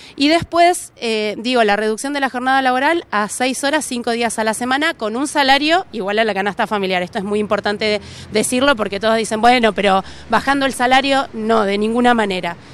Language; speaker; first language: Spanish; native; Spanish